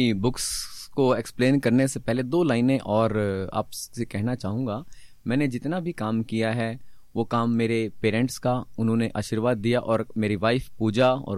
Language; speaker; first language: Hindi; native; Hindi